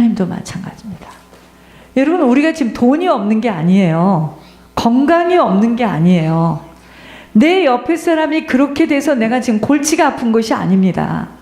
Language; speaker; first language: Korean; native; Korean